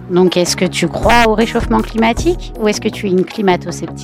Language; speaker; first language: French; native; French